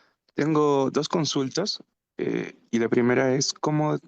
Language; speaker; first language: Spanish; native; Spanish